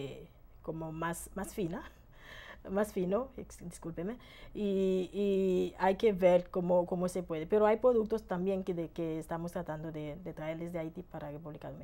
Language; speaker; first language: Spanish; non-native, fluent; Haitian Creole